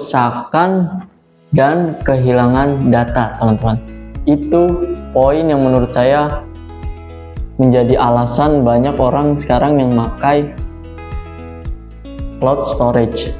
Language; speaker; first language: Indonesian; native; Indonesian